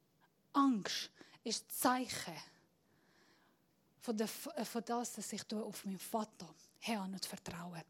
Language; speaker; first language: German; non-native, fluent; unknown